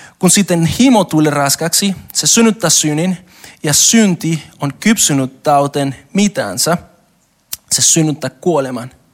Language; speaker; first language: Finnish; non-native, learner; Spanish